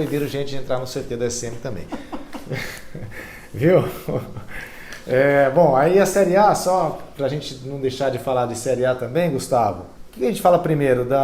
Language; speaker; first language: Portuguese; native; Portuguese